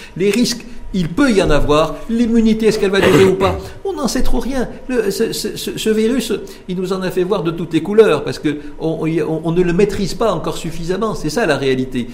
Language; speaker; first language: French; non-native, local second language; Arabic